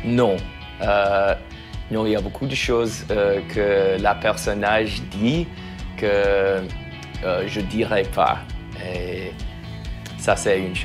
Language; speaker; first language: French; non-native, learner; English